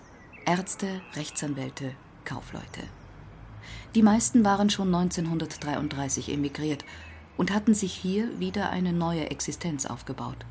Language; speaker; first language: German; native; German